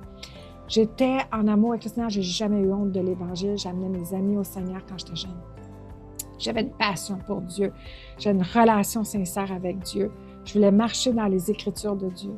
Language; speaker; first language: French; native; French